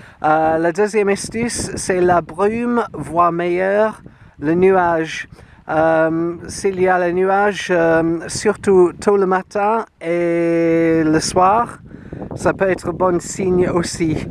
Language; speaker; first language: French; non-native, fluent; English